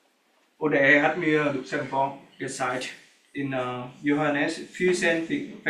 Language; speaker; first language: German; non-native, learner; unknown